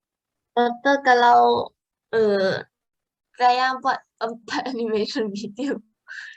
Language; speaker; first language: Malay; native; Malay